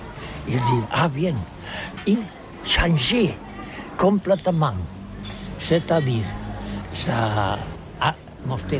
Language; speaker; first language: French; non-native, learner; Catalan